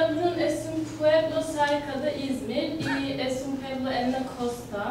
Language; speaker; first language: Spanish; non-native, learner; Turkish